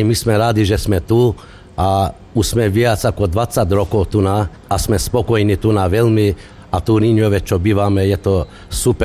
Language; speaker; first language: Slovak; non-native, local second language; Macedonian